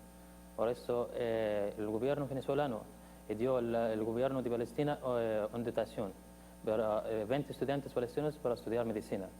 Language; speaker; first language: Spanish; non-native, fluent; Arabic